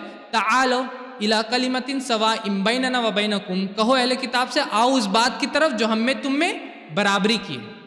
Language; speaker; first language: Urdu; native; Urdu